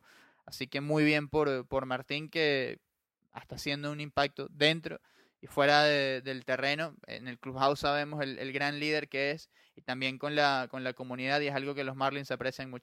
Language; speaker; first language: Spanish; native; Spanish